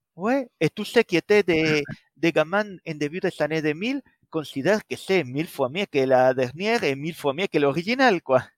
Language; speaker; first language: French; non-native, fluent; Spanish